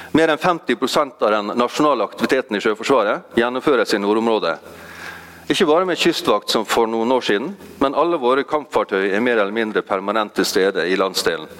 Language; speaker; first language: Norwegian; native; Norwegian